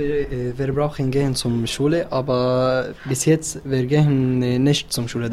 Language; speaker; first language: German; non-native, learner; Arabic